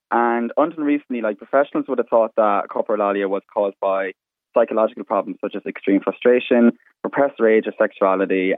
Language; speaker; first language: English; native; English